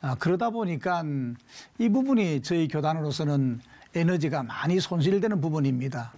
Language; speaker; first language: Korean; native; Korean